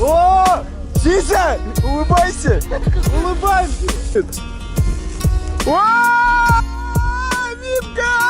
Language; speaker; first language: Russian; native; Russian